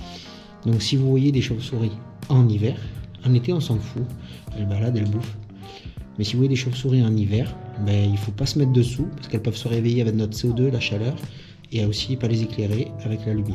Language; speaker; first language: French; native; French